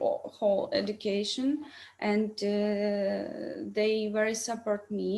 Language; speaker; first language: English; non-native, learner; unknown